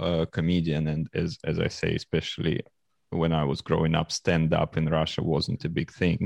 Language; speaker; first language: English; non-native, fluent; Russian